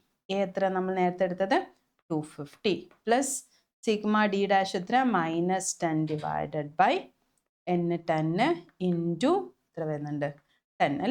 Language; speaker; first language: Malayalam; native; Malayalam